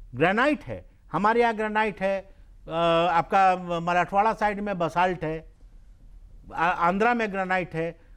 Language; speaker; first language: Hindi; native; Hindi